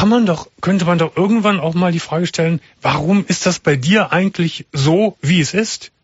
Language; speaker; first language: German; native; German